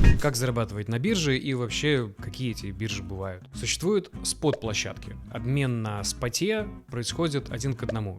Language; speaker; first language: Russian; native; Russian